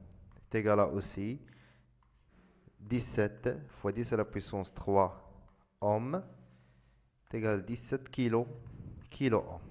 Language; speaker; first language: French; non-native, local second language; Arabic